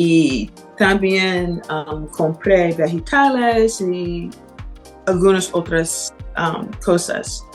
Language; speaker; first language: Spanish; non-native, learner; English